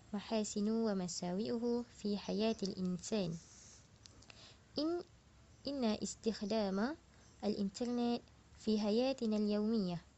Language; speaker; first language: Arabic; non-native, learner; Malay